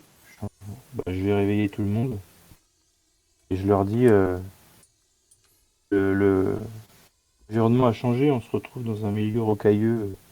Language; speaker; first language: French; native; French